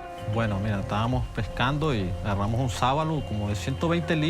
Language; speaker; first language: Spanish; native; Spanish